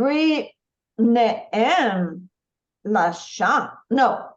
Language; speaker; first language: French; non-native, learner; English